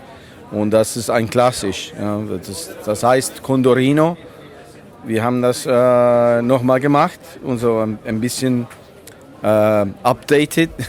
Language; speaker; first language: German; non-native, fluent; Italian